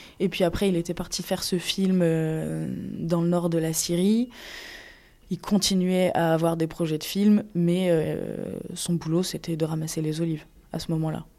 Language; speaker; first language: French; native; French